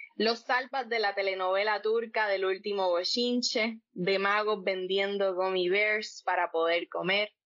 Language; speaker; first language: Spanish; native; Spanish